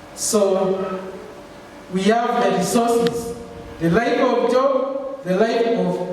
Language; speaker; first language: English; non-native, local second language; Swahili